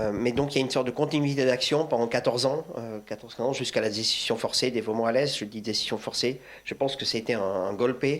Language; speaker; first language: French; native; French